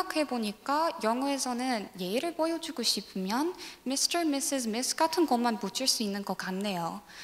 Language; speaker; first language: Korean; non-native, learner; English